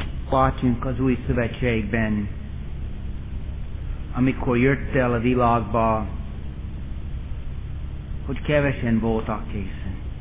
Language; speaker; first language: Hungarian; non-native, fluent; English